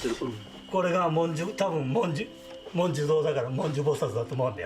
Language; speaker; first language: Japanese; native; Japanese